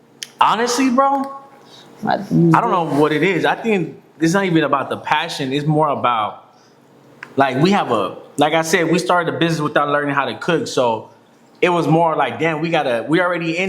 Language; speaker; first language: English; native; English